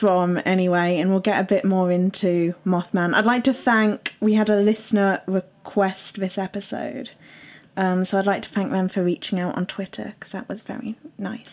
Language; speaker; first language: English; native; English